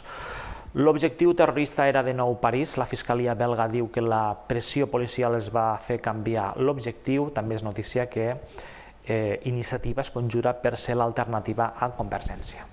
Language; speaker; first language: Catalan; native; Catalan